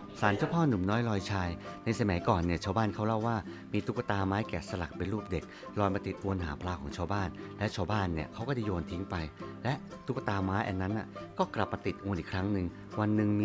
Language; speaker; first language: Thai; native; Thai